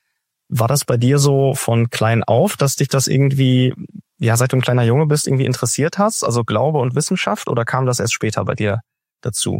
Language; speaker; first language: German; native; German